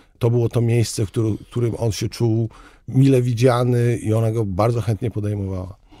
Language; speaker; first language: Polish; native; Polish